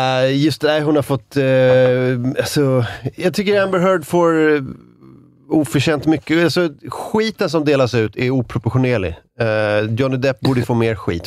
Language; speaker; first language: Swedish; native; Swedish